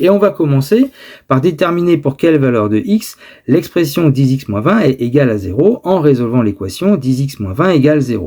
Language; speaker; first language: French; native; French